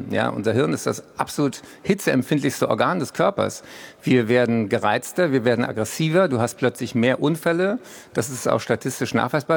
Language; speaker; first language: German; native; German